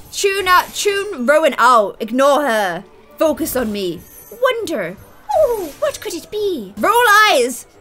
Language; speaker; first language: English; native; English